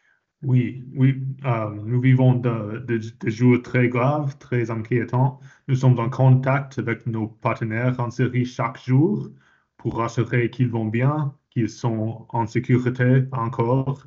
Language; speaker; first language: French; non-native, fluent; English